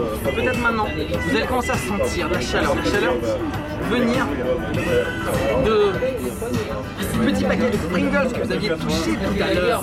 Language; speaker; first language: French; native; French